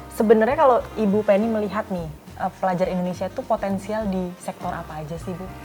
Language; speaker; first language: Indonesian; native; Indonesian